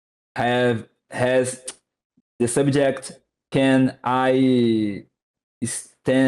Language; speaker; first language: English; non-native, learner; Portuguese